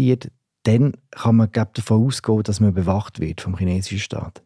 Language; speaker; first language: German; native; German